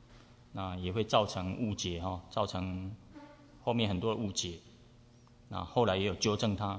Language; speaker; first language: Chinese; native; Chinese